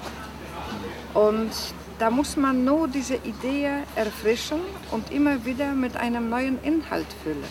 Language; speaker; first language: German; non-native, fluent; Polish